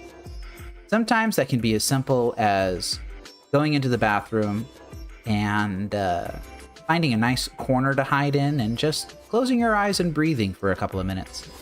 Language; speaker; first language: English; native; English